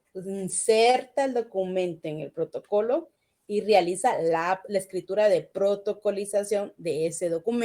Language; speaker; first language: Spanish; native; Spanish